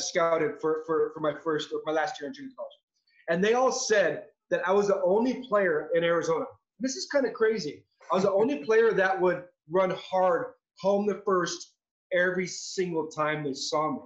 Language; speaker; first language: English; native; English